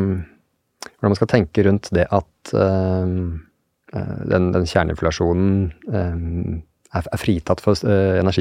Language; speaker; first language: Norwegian; native; Norwegian